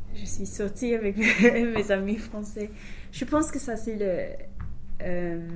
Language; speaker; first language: French; non-native, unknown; English